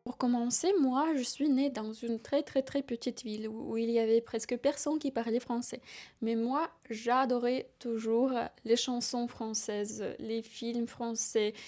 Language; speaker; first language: French; non-native, fluent; Ukrainian